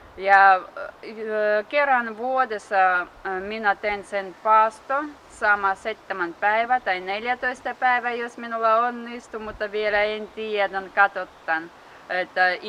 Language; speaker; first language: Finnish; non-native, learner; Russian